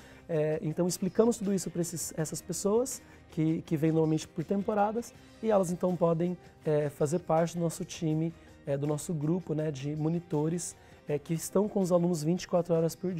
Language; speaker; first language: Portuguese; native; Portuguese